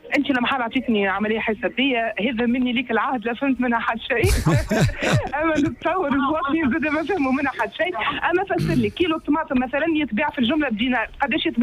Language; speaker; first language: Arabic; native; Arabic